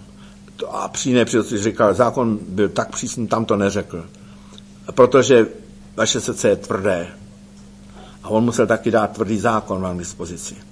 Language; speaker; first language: Czech; native; Czech